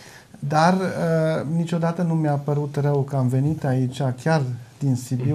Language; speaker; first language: Romanian; non-native, local second language; German